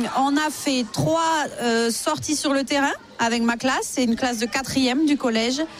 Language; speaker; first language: French; native; French